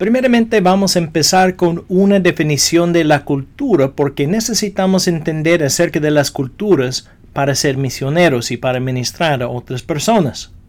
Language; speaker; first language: Spanish; non-native, fluent; English